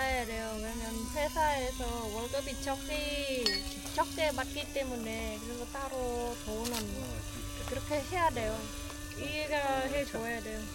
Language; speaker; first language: Korean; non-native, fluent; Khmer